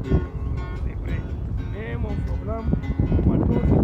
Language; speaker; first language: French; non-native, learner; Jarai